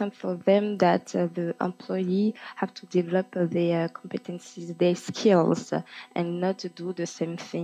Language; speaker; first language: English; non-native, fluent; French